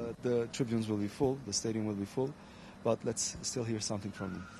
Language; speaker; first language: English; non-native, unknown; Turkish